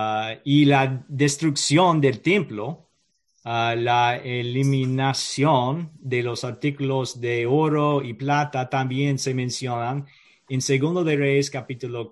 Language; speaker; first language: Spanish; non-native, learner; English